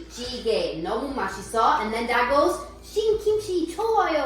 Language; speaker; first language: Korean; non-native, fluent; English